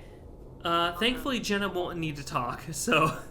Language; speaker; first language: English; native; English